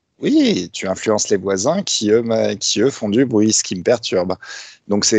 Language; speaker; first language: French; native; French